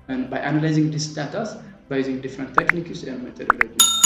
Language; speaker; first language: English; non-native, local second language; Amharic